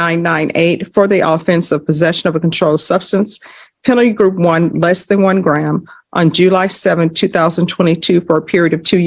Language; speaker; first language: English; native; English